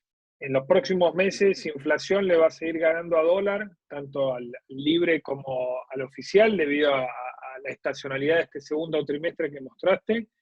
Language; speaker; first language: Spanish; native; Spanish